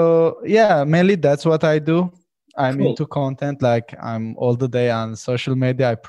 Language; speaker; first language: English; non-native, fluent; Armenian